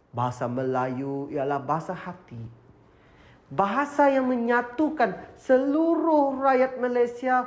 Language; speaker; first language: Malay; non-native, local second language; Iban